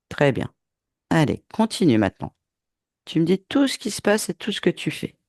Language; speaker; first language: French; native; French